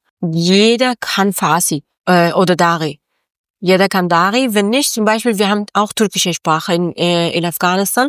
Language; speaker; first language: German; non-native, learner; Persian